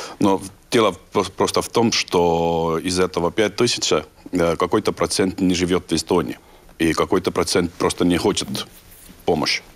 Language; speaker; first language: Russian; non-native, learner; Estonian